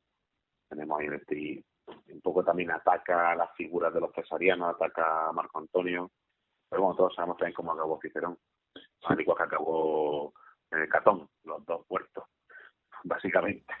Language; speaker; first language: Spanish; native; Spanish